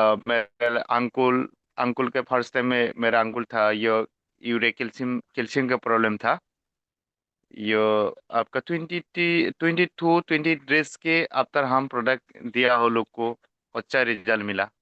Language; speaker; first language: Hindi; non-native, local second language; Assamese